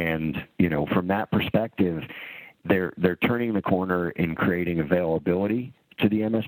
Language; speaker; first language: English; native; English